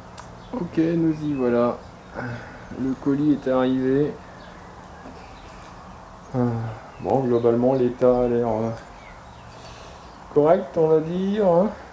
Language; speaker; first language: French; native; French